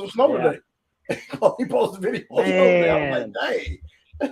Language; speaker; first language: English; native; English